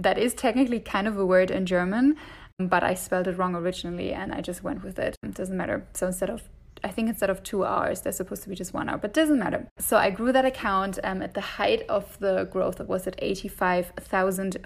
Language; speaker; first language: English; non-native, fluent; German